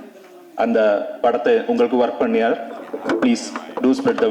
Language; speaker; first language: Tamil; non-native, learner; Malayalam